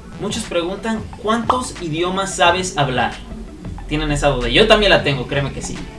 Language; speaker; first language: Spanish; native; Spanish